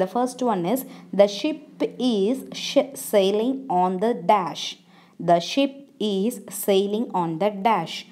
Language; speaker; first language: English; non-native, local second language; Malayalam